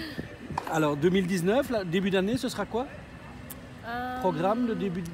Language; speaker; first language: French; native; French